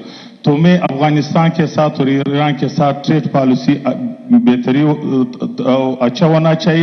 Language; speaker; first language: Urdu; non-native, local second language; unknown